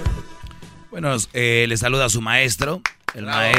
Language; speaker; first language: Spanish; native; Spanish